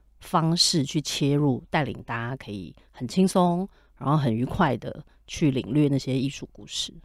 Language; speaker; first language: Chinese; native; Chinese